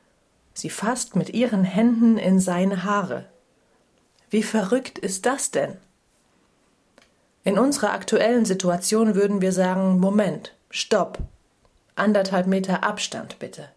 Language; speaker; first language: German; native; German